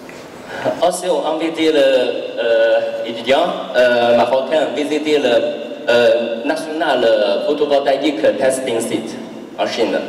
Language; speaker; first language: French; non-native, learner; Chinese